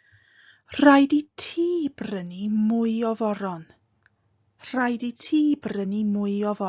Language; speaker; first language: Welsh; non-native, fluent; English